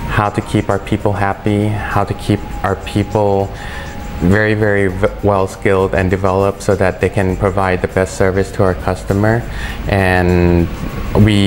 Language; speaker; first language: English; early bilingual, other home language; Thai